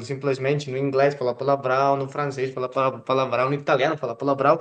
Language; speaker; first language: Portuguese; non-native, fluent; Spanish